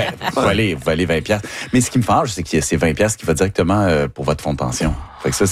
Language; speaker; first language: French; native; French